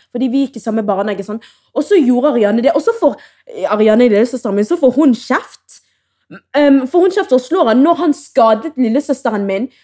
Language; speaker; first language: Norwegian; early bilingual, other home language; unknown